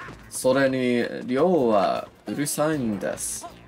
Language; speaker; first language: Japanese; non-native, learner; English